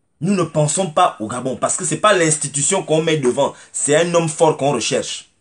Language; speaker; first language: French; native; French